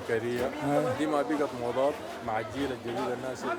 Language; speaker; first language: Arabic; native; Arabic